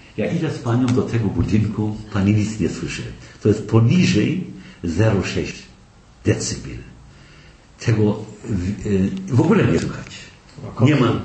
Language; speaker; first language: Polish; non-native, local second language; German